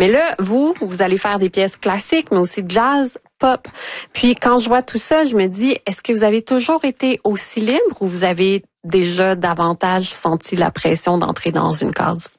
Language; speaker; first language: French; native; French